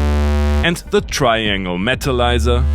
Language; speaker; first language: English; non-native, fluent; German